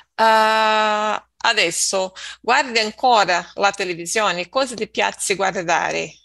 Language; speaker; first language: Italian; non-native, learner; Portuguese